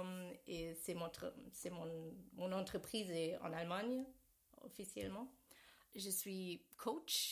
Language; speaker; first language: French; non-native, learner; German